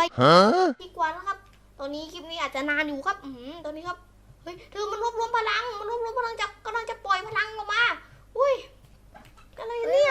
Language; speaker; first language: Thai; native; Thai